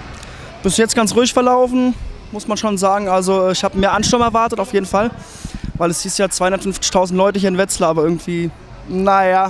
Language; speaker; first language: German; native; German